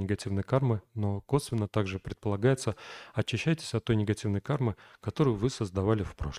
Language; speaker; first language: Russian; native; Russian